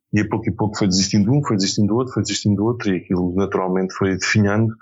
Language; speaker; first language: Portuguese; native; Portuguese